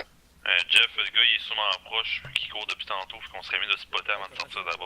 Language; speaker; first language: French; native; French